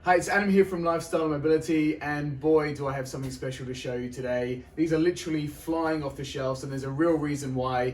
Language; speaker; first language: English; native; English